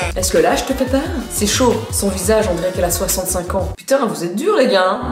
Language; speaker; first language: French; native; French